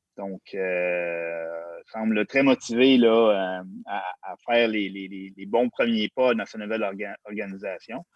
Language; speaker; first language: French; native; French